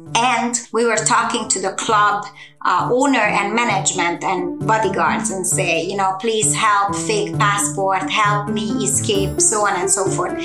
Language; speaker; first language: English; non-native, fluent; Hungarian